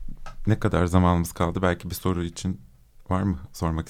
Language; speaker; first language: Turkish; native; Turkish